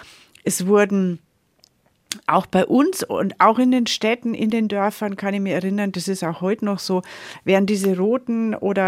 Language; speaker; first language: German; native; German